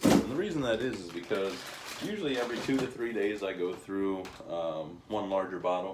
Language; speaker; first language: English; native; English